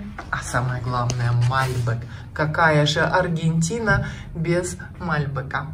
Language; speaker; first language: Russian; native; Russian